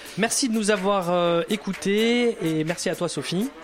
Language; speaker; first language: French; native; French